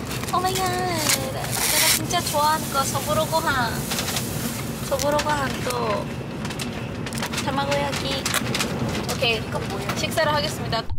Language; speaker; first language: Korean; early bilingual, heritage; Korean